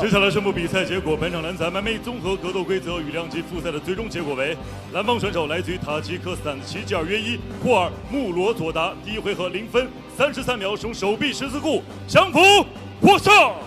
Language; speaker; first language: Chinese; native; Chinese